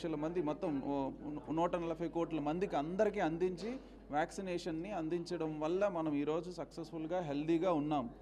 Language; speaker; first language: Telugu; native; Telugu